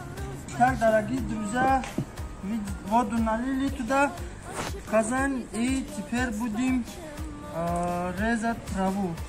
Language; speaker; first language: Russian; non-native, local second language; Tajik